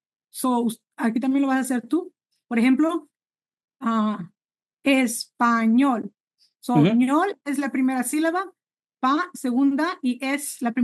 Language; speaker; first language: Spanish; early bilingual, heritage; Spanish